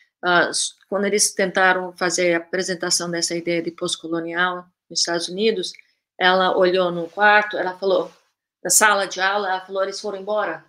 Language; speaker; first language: Portuguese; early bilingual, heritage; Portuguese